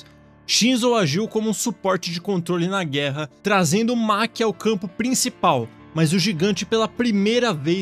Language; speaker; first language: Portuguese; native; Portuguese